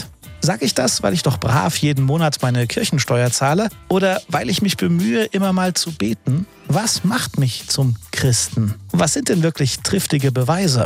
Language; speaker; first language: German; native; German